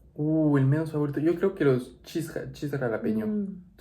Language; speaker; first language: Spanish; non-native, learner; French